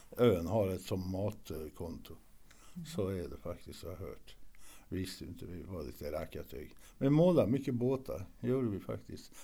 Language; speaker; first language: Swedish; early bilingual, other home language; Norwegian